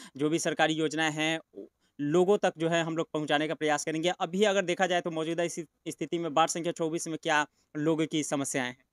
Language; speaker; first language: Hindi; native; Hindi